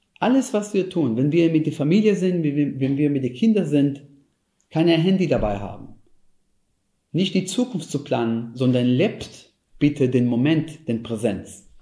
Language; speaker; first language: German; non-native, fluent; Hebrew